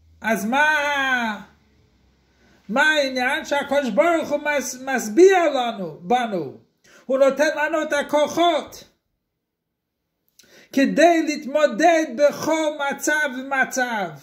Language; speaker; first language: Hebrew; non-native, fluent; English